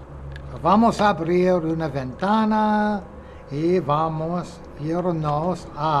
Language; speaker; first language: Spanish; non-native, fluent; English